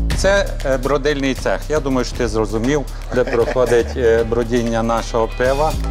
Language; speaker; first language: Ukrainian; native; Ukrainian